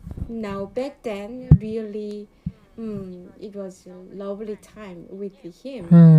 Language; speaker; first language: English; non-native, learner; Korean